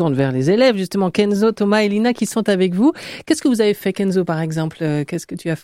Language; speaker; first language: French; native; French